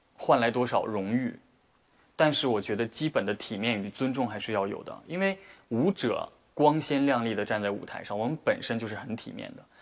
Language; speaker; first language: Chinese; native; Chinese